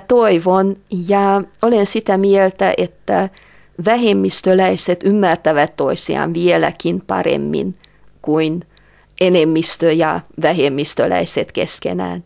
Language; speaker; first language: Finnish; non-native, fluent; Hungarian